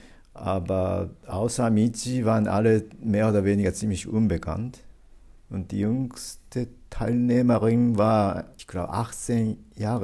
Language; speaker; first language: German; non-native, fluent; Japanese